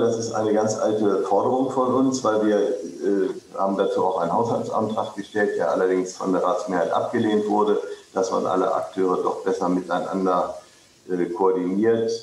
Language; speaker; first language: German; native; German